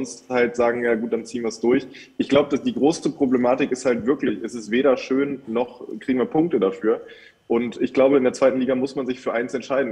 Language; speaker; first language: German; native; German